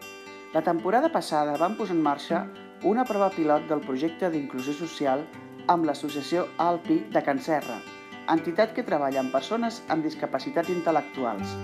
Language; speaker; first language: Catalan; native; Catalan